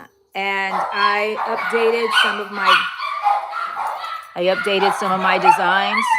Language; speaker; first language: English; native; English